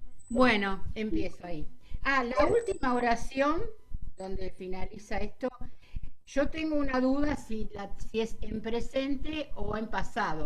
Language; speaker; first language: Spanish; native; Spanish